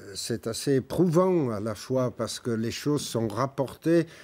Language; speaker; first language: French; native; French